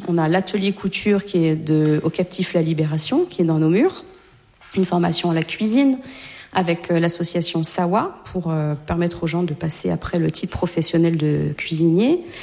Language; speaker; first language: French; native; French